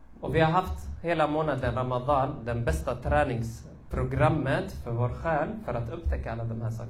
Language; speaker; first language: Swedish; early bilingual, other home language; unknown